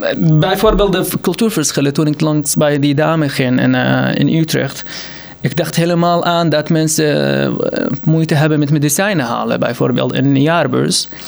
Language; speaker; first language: Dutch; non-native, fluent; Arabic